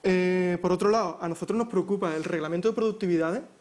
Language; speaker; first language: Spanish; native; Spanish